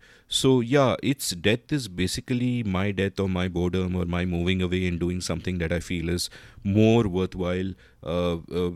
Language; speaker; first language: English; non-native, local second language; Hindi